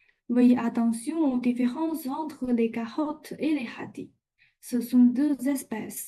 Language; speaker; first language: French; non-native, fluent; Chinese